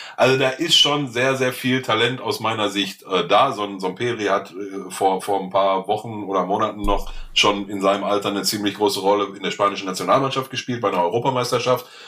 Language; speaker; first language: German; native; German